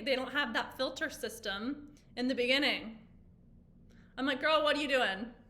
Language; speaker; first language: English; native; English